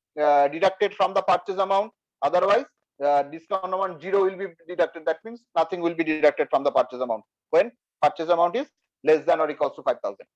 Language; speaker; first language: English; non-native, local second language; Bangla